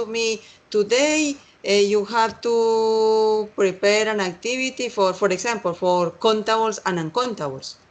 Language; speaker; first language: English; non-native, learner; Spanish